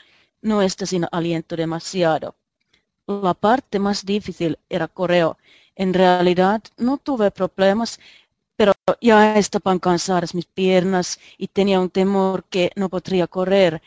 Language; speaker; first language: Spanish; non-native, learner; Finnish